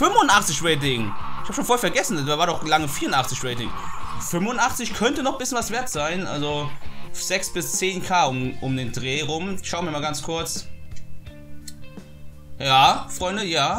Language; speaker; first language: German; native; German